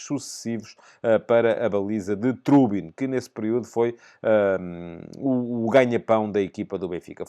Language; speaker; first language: Portuguese; native; Portuguese